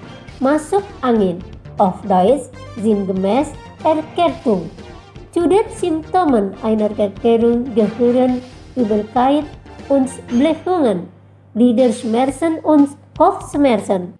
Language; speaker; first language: German; non-native, fluent; Indonesian